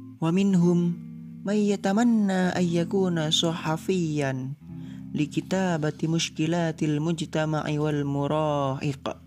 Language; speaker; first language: Arabic; non-native, learner; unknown